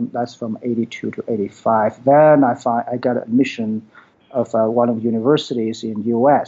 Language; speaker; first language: English; non-native, fluent; Chinese